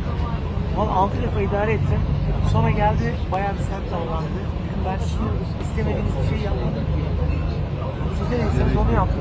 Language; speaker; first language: Turkish; native; Turkish